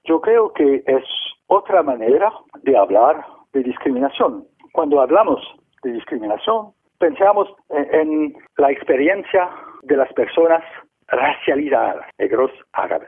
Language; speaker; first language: Spanish; non-native, fluent; French